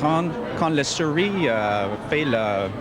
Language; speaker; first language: French; non-native, learner; English